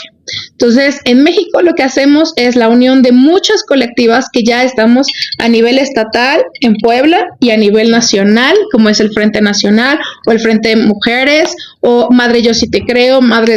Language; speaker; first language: Spanish; native; Spanish